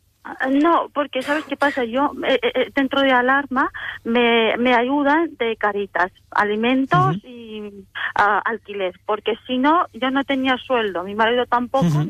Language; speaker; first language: Spanish; non-native, learner; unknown